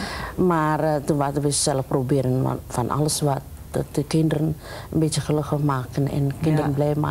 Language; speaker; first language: Dutch; non-native, learner; Indonesian